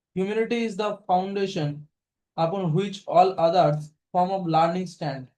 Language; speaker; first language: English; non-native, local second language; Bangla